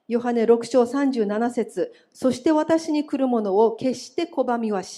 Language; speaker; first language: Japanese; native; Japanese